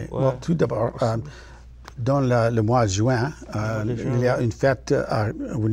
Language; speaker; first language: French; non-native, learner; English